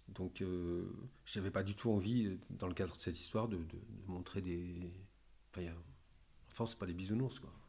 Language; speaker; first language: French; native; French